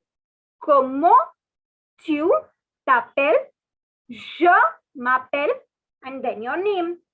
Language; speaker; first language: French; non-native, fluent; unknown